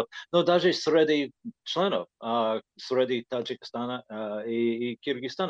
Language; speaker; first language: Russian; non-native, fluent; English